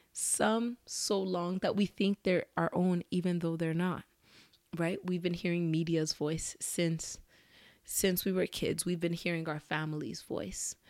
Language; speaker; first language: English; early bilingual, other home language; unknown